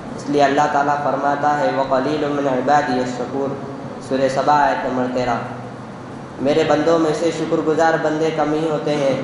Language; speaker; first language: Urdu; native; Urdu